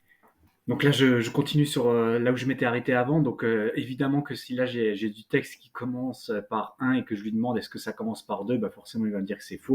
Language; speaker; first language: French; native; French